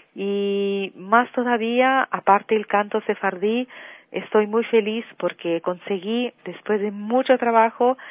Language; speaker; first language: Spanish; non-native, fluent; Portuguese